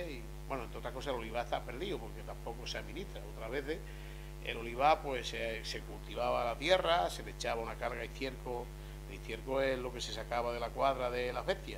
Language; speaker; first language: Spanish; native; Spanish